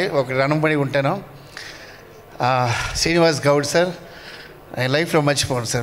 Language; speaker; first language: Telugu; non-native, learner; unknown